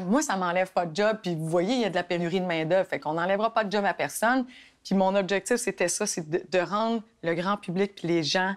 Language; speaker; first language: French; native; French